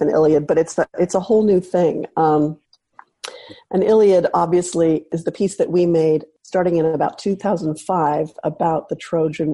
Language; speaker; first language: English; native; English